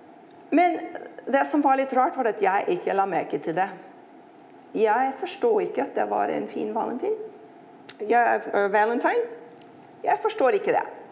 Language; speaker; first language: Norwegian; non-native, fluent; English